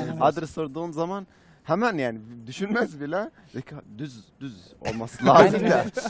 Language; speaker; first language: Turkish; non-native, fluent; Arabic